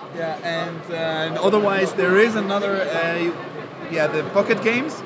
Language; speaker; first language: English; non-native, fluent; Arabic